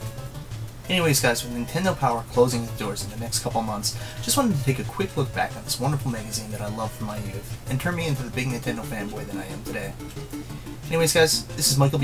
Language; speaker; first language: English; native; English